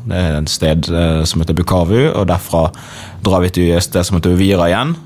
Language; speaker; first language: Norwegian; early bilingual, other home language; Swahili